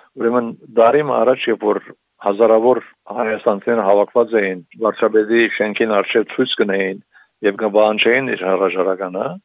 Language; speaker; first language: Armenian; native; Armenian